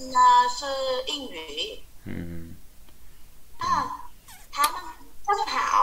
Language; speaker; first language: Chinese; non-native, learner; Vietnamese